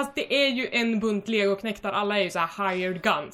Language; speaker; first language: Swedish; native; Swedish